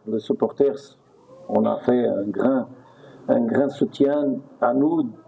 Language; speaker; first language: French; non-native, fluent; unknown